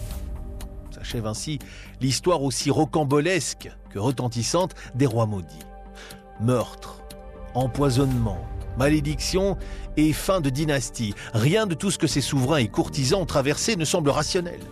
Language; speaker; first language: French; native; French